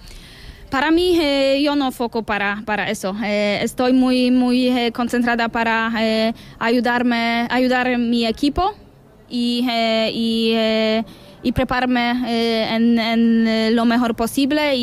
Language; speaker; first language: Spanish; non-native, learner; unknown